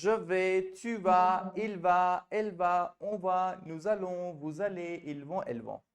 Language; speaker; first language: French; non-native, fluent; Hindi